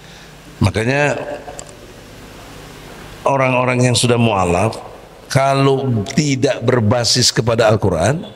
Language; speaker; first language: Indonesian; native; Indonesian